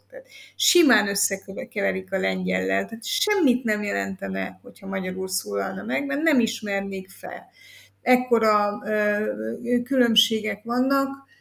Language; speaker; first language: Hungarian; native; Hungarian